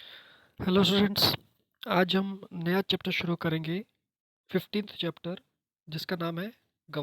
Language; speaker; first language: Hindi; native; Hindi